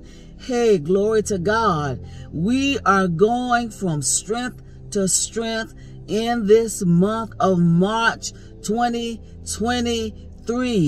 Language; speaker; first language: English; native; English